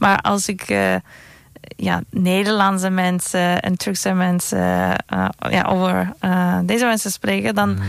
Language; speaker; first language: Dutch; non-native, learner; Turkish